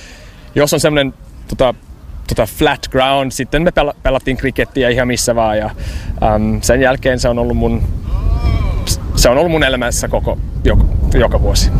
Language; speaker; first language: Finnish; early bilingual, heritage; English